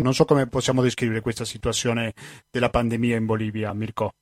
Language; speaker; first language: Italian; non-native, fluent; Spanish